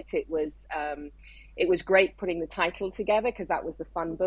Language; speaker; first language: English; non-native, local second language; Yoruba